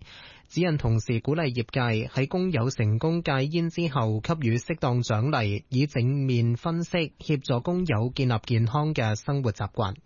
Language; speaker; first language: Cantonese; native; Cantonese